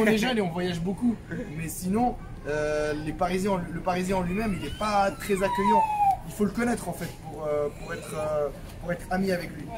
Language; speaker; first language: French; native; French